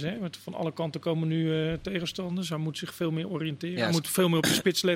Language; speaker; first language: Dutch; native; Dutch